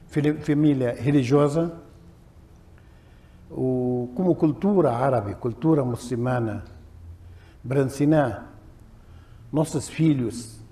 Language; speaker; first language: Portuguese; non-native, learner; Arabic